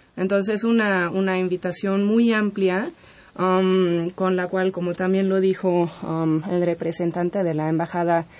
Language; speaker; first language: Spanish; non-native, fluent; German